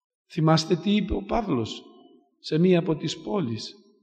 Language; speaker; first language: Greek; native; Greek